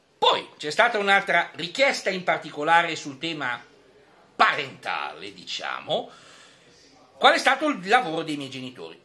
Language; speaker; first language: Italian; non-native, fluent; French